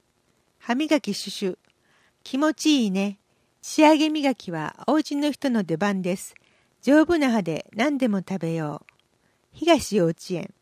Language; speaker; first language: Japanese; native; Japanese